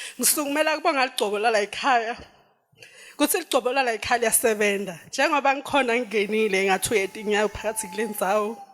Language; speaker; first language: Zulu; non-native, local second language; Swati